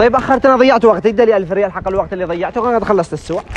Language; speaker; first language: Arabic; native; Arabic